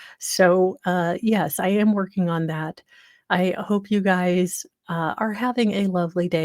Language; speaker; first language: English; native; English